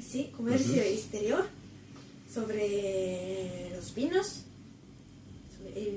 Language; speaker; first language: Spanish; non-native, learner; Japanese